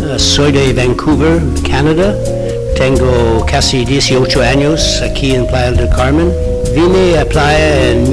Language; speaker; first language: Spanish; non-native, learner; English